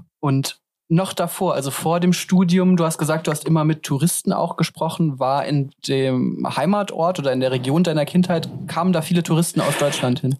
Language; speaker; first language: German; native; German